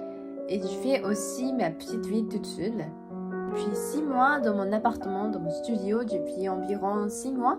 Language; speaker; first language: French; non-native, fluent; Japanese